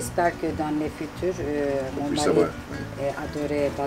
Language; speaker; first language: French; non-native, learner; Turkish